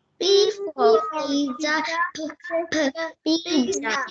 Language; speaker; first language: English; non-native, learner; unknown